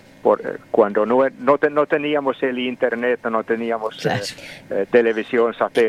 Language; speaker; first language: Spanish; non-native, fluent; Finnish